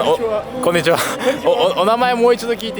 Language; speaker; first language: Japanese; native; Japanese